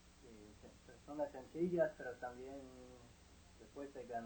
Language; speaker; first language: Spanish; non-native, fluent; English